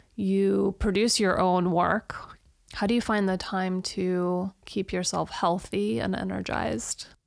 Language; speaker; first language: English; early bilingual, other home language; Romanian